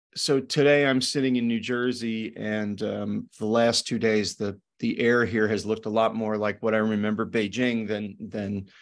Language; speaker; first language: English; native; English